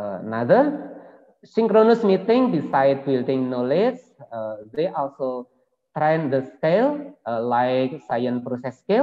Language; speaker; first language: English; non-native, learner; Indonesian